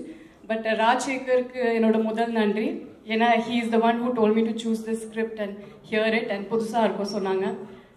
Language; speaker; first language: Tamil; non-native, fluent; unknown